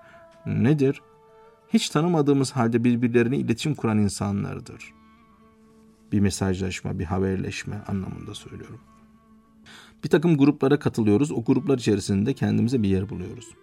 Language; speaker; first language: Turkish; native; Turkish